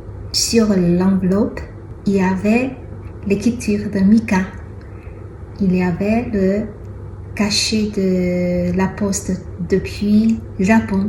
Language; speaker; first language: French; non-native, fluent; Chinese